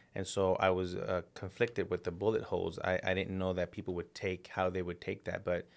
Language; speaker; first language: English; early bilingual, other home language; Spanish